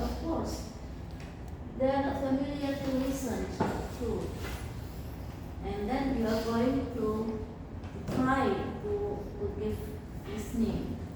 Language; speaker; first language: English; non-native, fluent; Indonesian